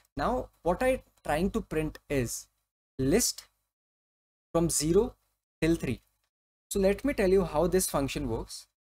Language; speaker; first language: English; non-native, local second language; Hindi